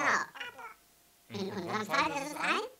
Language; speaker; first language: German; native; German